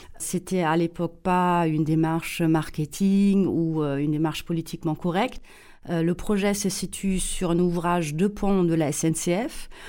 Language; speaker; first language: French; non-native, fluent; German